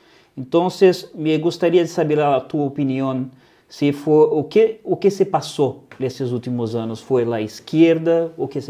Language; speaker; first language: Spanish; non-native, fluent; Portuguese